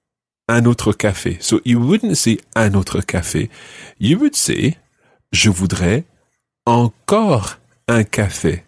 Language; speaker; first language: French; non-native, fluent; English